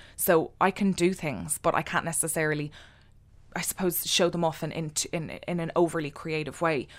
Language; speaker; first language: English; native; English